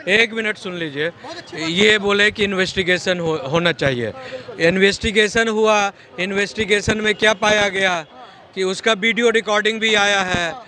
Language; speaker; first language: Hindi; native; Hindi